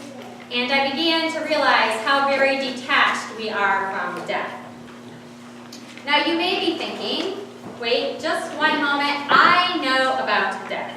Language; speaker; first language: English; native; English